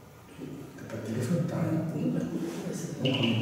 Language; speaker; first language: French; native; French